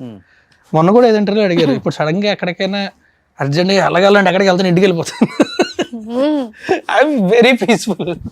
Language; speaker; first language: Telugu; native; Telugu